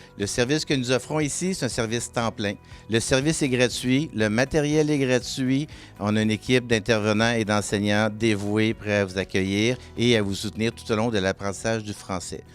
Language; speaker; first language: French; native; French